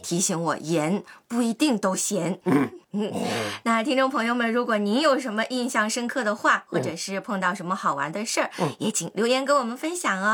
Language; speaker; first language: Chinese; native; Chinese